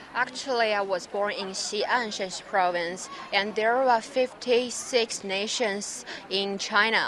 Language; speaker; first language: English; non-native, learner; Chinese